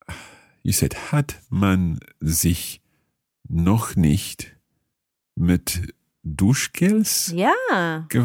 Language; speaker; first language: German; non-native, learner; English